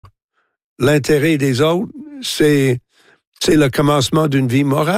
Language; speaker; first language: French; non-native, local second language; English